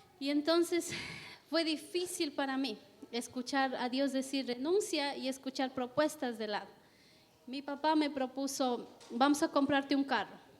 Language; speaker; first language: Spanish; native; Spanish